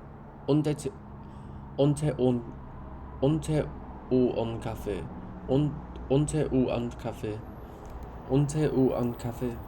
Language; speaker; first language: Spanish; non-native, learner; English